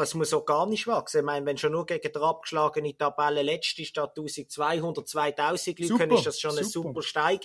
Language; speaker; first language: German; native; German